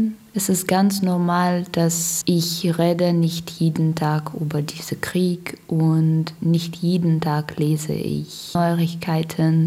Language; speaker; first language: German; non-native, learner; Russian